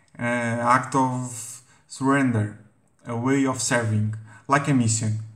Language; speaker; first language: English; non-native, fluent; Portuguese